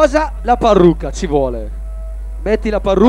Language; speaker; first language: Italian; native; Italian